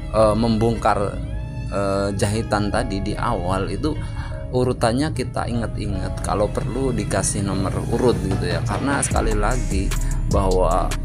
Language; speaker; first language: Indonesian; native; Indonesian